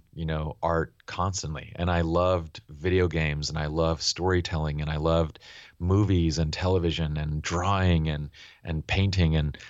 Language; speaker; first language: English; native; English